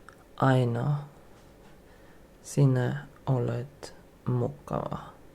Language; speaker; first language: Finnish; non-native, learner; English